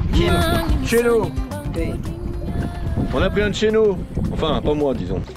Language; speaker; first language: French; native; French